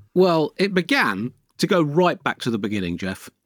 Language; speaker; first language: English; native; English